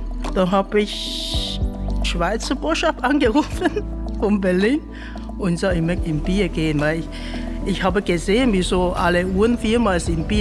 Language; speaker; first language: German; non-native, fluent; Chinese